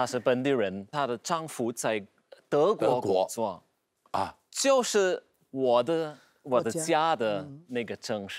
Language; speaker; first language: Chinese; non-native, fluent; German